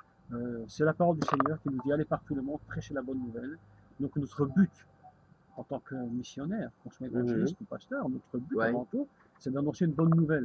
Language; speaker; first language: French; native; French